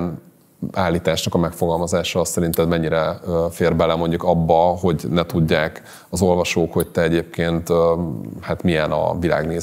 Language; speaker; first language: Hungarian; native; Hungarian